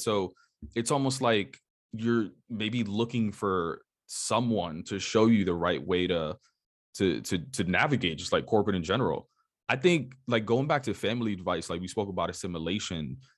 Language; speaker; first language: English; early bilingual, other home language; Spanish